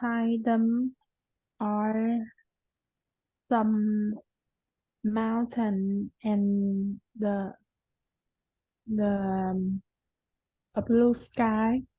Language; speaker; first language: English; non-native, learner; Vietnamese